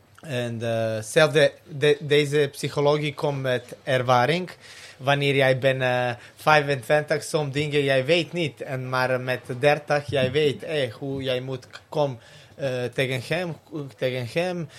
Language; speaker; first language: Dutch; non-native, learner; Serbian